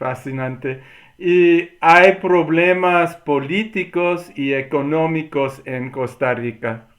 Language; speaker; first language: Spanish; non-native, learner; English